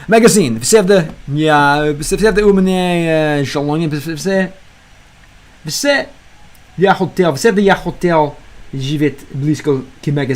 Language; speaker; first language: Russian; non-native, learner; English